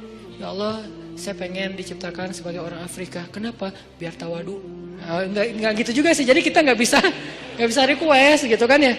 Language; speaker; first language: Indonesian; native; Indonesian